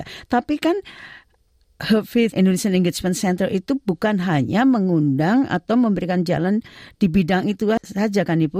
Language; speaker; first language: Indonesian; native; Indonesian